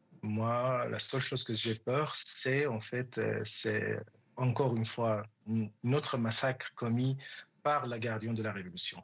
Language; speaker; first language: French; non-native, fluent; Persian